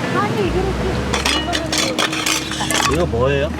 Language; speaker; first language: Korean; native; Korean